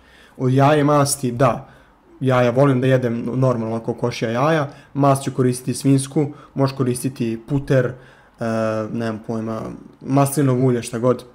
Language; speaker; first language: Serbian; native; Serbian